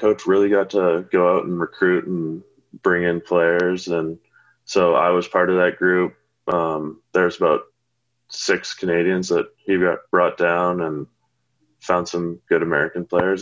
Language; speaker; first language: English; native; English